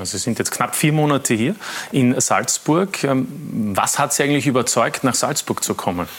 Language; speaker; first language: German; native; German